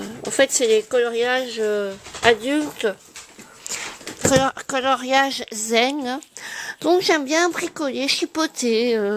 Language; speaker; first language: French; native; French